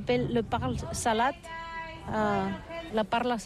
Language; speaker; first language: French; non-native, learner; Catalan